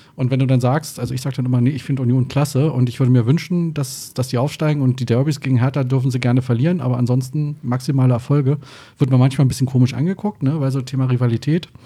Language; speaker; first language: German; native; German